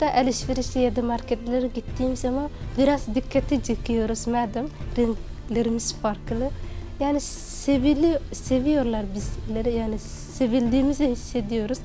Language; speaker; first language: Turkish; non-native, fluent; Somali